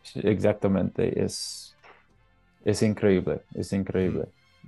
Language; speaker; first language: Spanish; non-native, learner; English